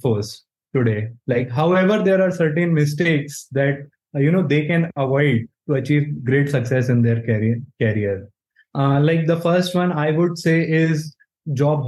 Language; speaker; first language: English; non-native, local second language; Hindi